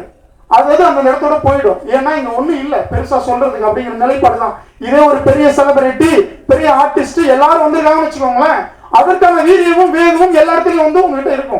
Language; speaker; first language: Tamil; native; Tamil